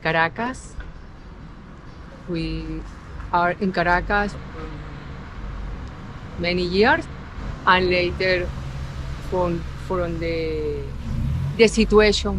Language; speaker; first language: English; non-native, learner; Spanish